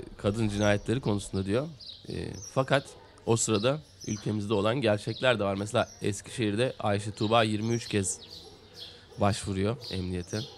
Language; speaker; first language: Turkish; native; Turkish